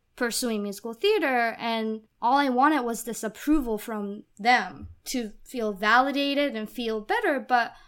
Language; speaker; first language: English; non-native, fluent; Japanese